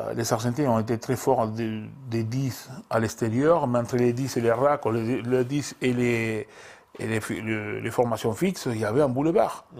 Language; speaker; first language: French; non-native, fluent; Spanish